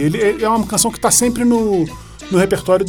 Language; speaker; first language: Portuguese; native; Portuguese